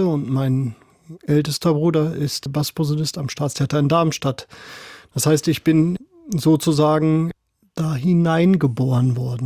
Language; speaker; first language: German; native; German